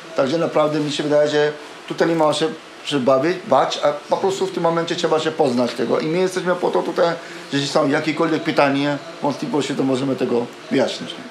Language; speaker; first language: Polish; non-native, fluent; Punjabi